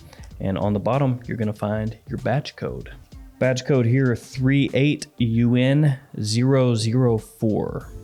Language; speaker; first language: English; native; English